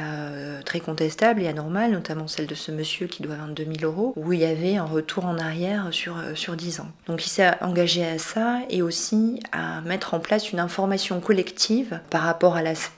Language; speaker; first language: French; native; French